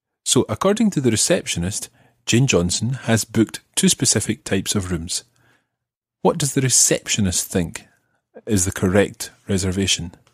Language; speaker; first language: English; native; English